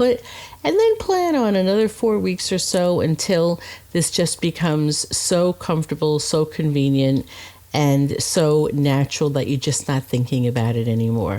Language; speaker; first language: English; native; English